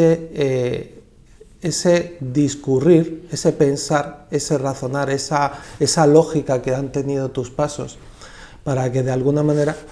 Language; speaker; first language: Spanish; native; Spanish